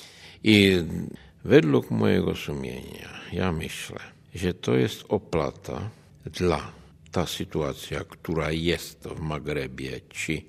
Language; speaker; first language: Polish; non-native, learner; Czech